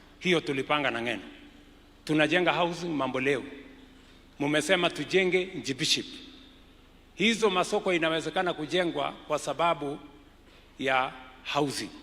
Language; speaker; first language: Swahili; non-native, local second language; Kalenjin